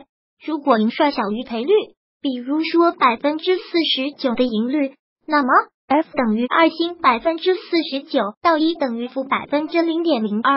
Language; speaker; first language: Chinese; native; Chinese